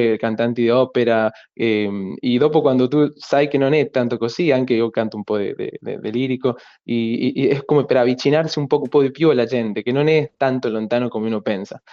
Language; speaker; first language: Italian; non-native, learner; Spanish